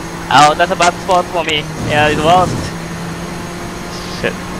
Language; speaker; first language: English; non-native, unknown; Japanese